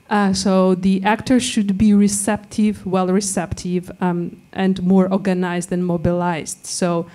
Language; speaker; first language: English; non-native, fluent; Georgian